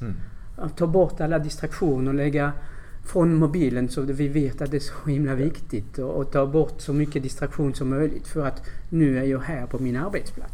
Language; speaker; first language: Swedish; non-native, fluent; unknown